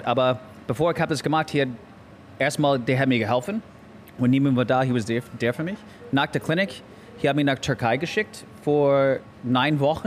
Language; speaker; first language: German; non-native, learner; English